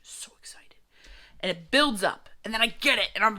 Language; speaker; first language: English; native; English